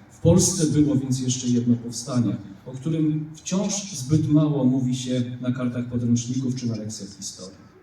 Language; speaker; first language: Polish; native; Polish